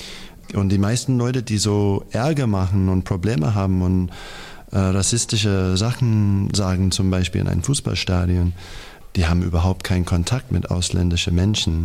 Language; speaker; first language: German; non-native, fluent; English